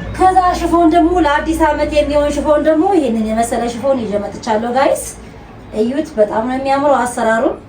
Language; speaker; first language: Amharic; native; Amharic